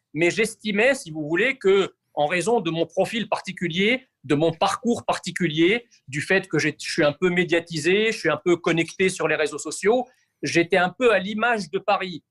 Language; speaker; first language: French; early bilingual, other home language; Arabic